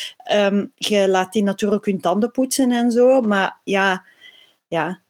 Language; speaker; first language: Dutch; native; Dutch